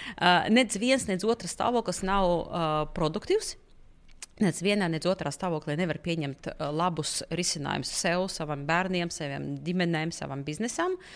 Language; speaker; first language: Latvian; non-native, local second language; Russian